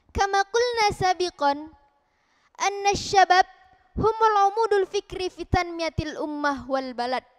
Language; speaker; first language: Arabic; non-native, learner; Indonesian